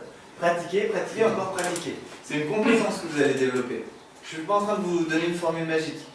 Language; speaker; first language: French; native; French